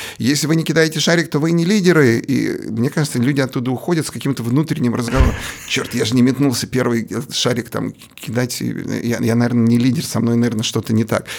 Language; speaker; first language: Russian; native; Russian